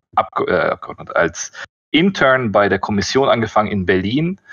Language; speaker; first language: German; early bilingual, other home language; Russian